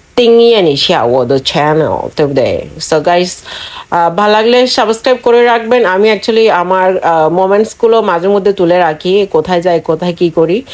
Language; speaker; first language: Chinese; non-native, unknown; Bangla